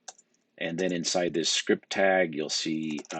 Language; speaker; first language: English; native; English